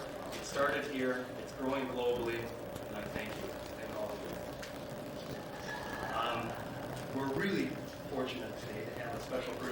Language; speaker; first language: English; native; English